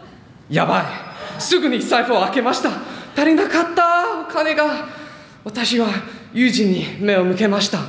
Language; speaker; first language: Japanese; non-native, learner; English